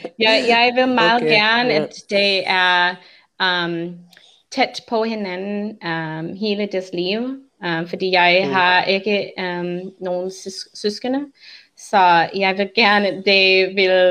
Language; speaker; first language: Danish; non-native, learner; English